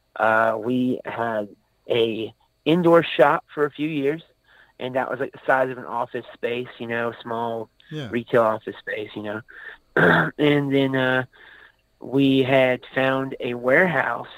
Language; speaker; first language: English; native; English